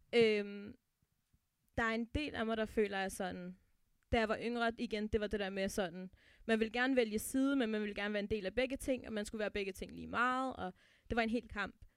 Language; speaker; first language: Danish; early bilingual, other home language; Arabic